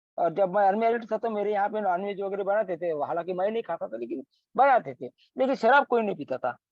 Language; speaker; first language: Hindi; non-native, local second language; Marathi